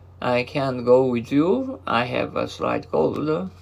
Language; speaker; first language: English; non-native, learner; Japanese